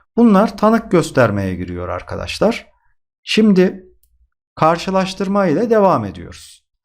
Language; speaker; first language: Turkish; native; Turkish